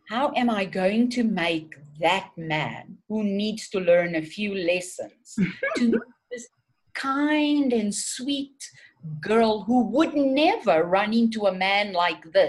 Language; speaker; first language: English; non-native, fluent; Portuguese